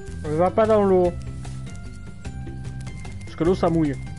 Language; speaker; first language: French; native; French